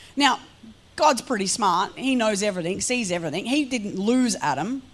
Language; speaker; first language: English; native; English